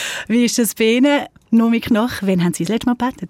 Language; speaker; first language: German; native; German